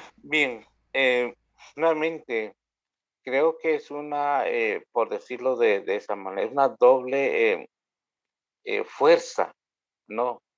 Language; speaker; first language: Spanish; non-native, local second language; Kʼicheʼ